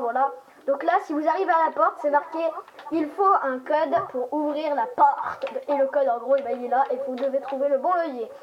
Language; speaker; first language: French; native; French